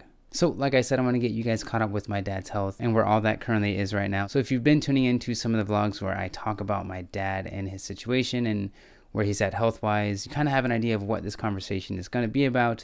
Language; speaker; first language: English; native; English